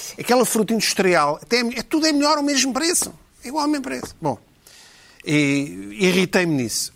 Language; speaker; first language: Portuguese; native; Portuguese